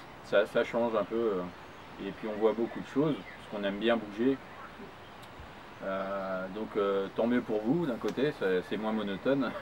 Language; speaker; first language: French; native; French